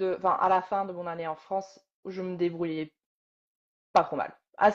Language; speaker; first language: French; native; French